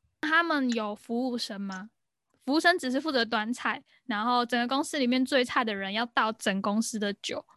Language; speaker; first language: Chinese; native; Chinese